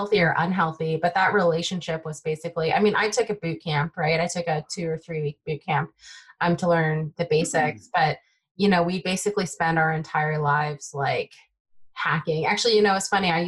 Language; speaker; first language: English; early bilingual, other home language; Min Nan Chinese